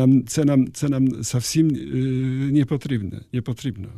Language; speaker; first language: Ukrainian; non-native, learner; Polish